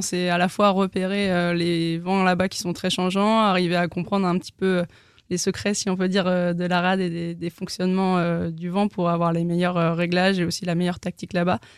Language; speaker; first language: French; native; French